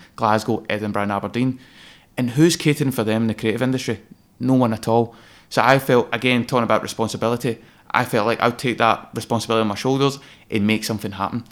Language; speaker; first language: English; native; English